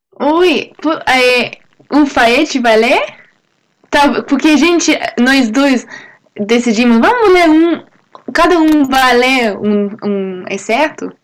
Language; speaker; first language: Portuguese; non-native, fluent; English